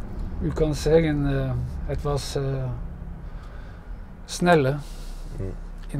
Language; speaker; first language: Dutch; non-native, fluent; Norwegian